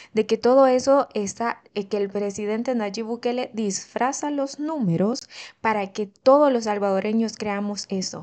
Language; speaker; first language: Spanish; native; Spanish